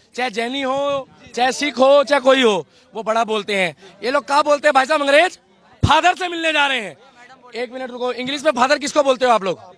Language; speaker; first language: Hindi; native; Hindi